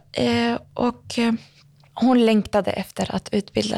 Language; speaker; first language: Swedish; early bilingual, other home language; Arabic